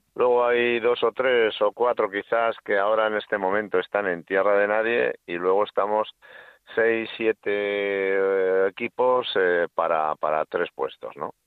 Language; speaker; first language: Spanish; native; Spanish